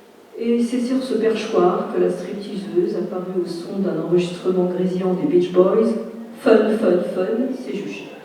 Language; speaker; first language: French; native; French